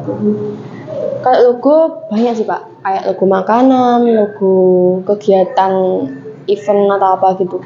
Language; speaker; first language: Indonesian; non-native, local second language; Javanese